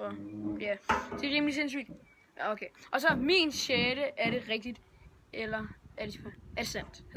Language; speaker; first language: Danish; native; Danish